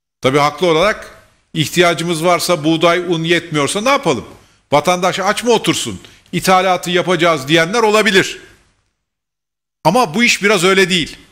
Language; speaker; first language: Turkish; native; Turkish